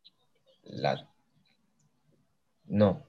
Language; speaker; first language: French; non-native, learner; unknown